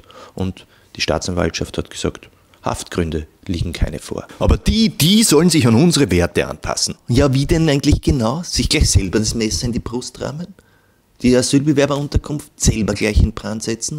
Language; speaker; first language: German; native; German